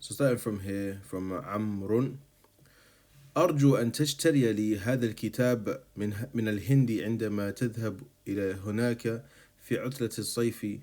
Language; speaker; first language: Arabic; non-native, fluent; English